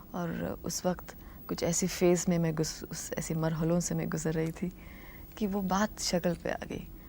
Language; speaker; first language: Hindi; non-native, local second language; Telugu